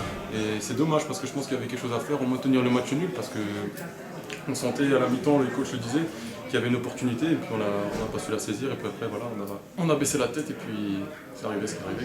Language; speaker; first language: French; native; French